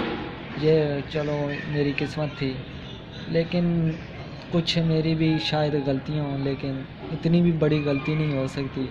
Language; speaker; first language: Urdu; non-native, local second language; Punjabi